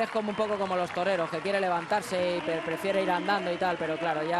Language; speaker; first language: Spanish; native; Spanish